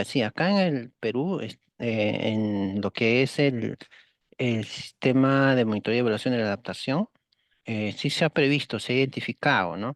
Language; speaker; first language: Spanish; native; Spanish